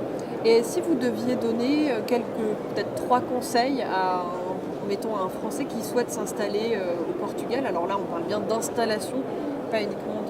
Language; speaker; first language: French; native; French